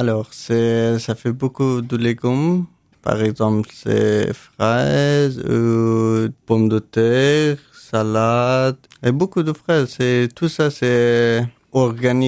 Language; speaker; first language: French; non-native, learner; Persian